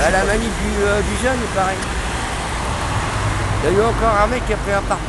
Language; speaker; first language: French; native; French